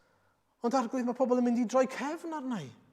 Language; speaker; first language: Welsh; native; Welsh